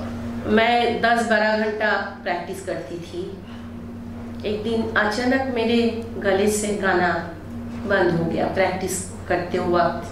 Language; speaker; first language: Hindi; non-native, local second language; Bangla